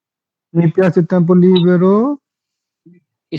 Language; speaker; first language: Italian; non-native, learner; Bangla